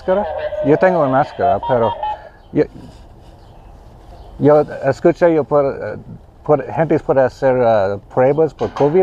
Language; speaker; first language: Spanish; non-native, learner; English